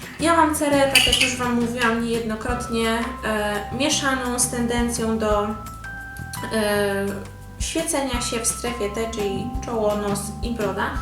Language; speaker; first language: Polish; native; Polish